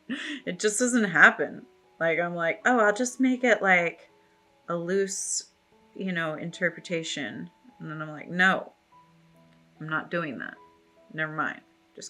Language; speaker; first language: English; native; English